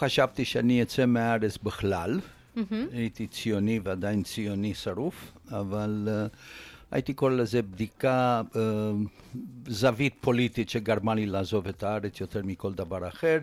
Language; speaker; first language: Hebrew; non-native, fluent; Romanian